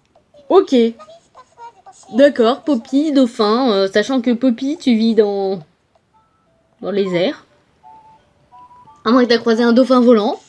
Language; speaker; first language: French; native; French